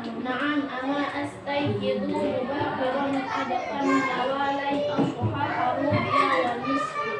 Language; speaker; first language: Arabic; non-native, learner; Indonesian